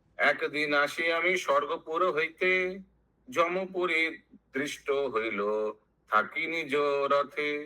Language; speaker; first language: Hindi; non-native, local second language; Bangla